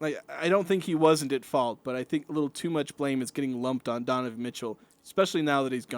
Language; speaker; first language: English; native; English